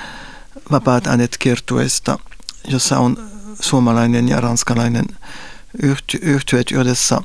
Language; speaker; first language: Finnish; non-native, fluent; French